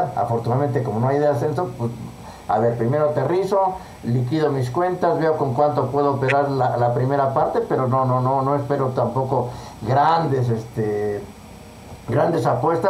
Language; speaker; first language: Spanish; native; Spanish